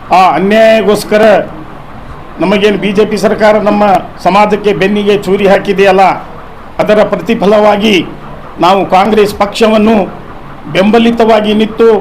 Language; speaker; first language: Kannada; non-native, local second language; Lambadi